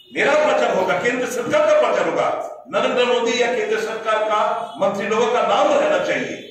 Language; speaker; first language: Hindi; non-native, local second language; Bangla